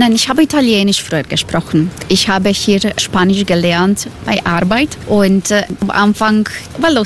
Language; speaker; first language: German; non-native, learner; Croatian